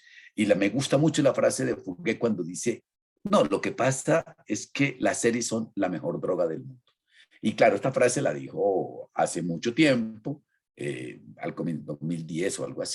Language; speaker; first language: Spanish; native; Spanish